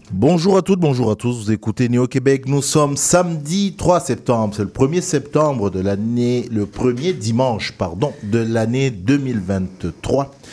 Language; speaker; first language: French; non-native, local second language; Duala